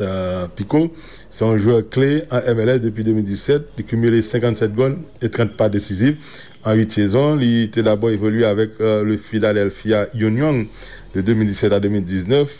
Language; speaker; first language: French; non-native, local second language; Haitian Creole